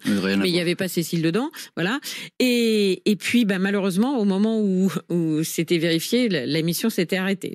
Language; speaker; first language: French; native; French